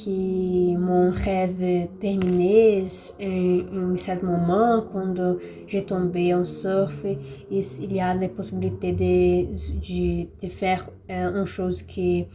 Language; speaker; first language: French; non-native, learner; Portuguese